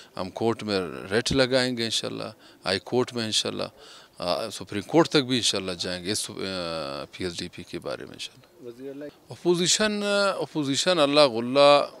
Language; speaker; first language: Urdu; non-native, local second language; Baluchi